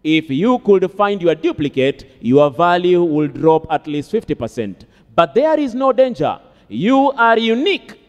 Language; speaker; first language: English; non-native, local second language; Swahili